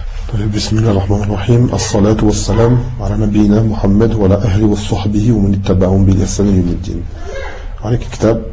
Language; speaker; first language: Arabic; non-native, fluent; French